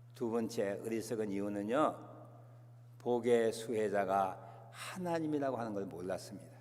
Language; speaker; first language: Korean; native; Korean